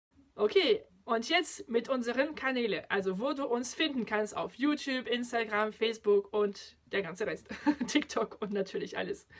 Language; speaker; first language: German; non-native, fluent; French